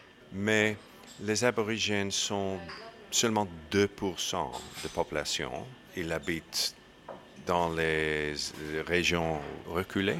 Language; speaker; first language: French; non-native, learner; English